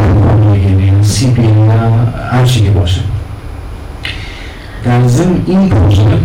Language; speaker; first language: Persian; non-native, fluent; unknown